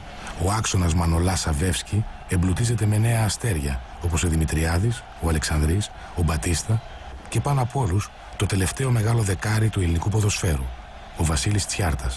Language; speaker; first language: Greek; native; Greek